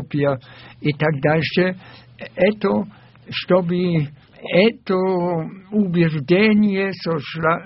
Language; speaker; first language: Russian; non-native, fluent; German